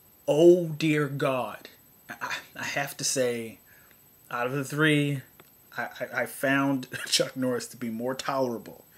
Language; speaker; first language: English; native; English